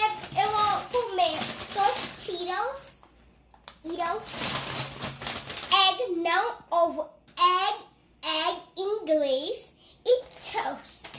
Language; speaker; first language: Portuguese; early bilingual, heritage; Portuguese